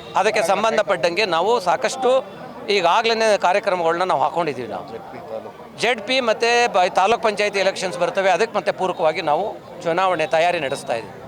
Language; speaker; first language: Kannada; native; Kannada